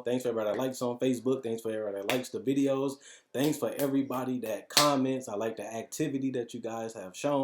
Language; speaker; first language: English; native; English